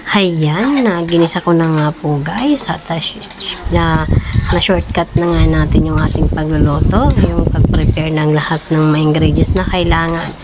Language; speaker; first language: Filipino; non-native, local second language; Bikol